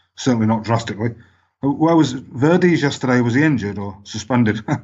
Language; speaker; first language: English; native; English